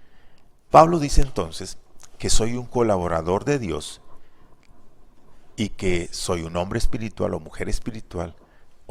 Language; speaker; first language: Spanish; native; Spanish